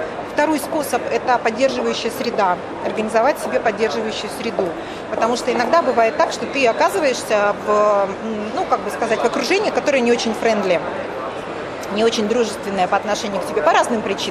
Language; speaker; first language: Russian; native; Russian